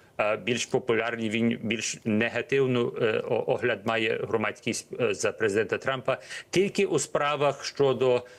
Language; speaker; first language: Ukrainian; early bilingual, heritage; Ukrainian